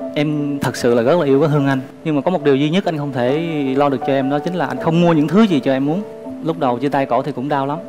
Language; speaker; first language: Vietnamese; native; Vietnamese